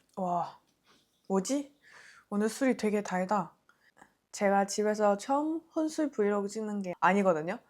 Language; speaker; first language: Korean; non-native, fluent; Chinese